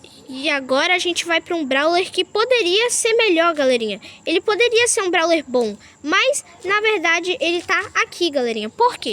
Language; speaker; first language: Portuguese; native; Portuguese